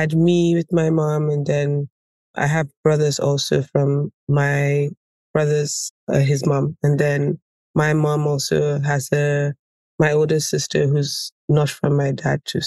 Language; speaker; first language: English; non-native, local second language; Yoruba